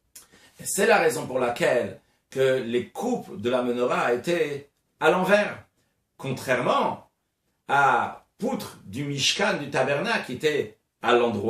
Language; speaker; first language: French; native; French